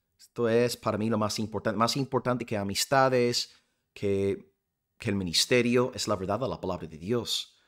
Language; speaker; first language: Spanish; non-native, fluent; English